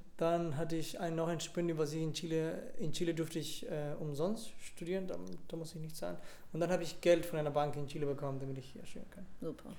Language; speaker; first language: German; non-native, fluent; Spanish